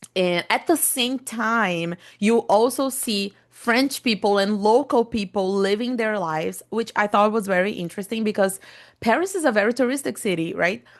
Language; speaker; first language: English; non-native, fluent; Portuguese